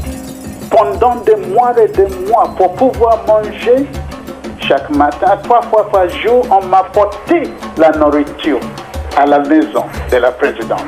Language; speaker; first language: French; non-native, fluent; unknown